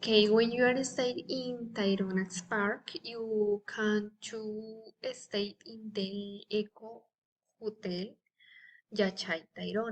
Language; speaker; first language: English; non-native, learner; Spanish